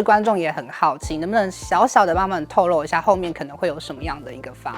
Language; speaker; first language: Chinese; native; Chinese